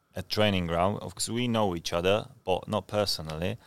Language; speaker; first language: English; non-native, fluent; Czech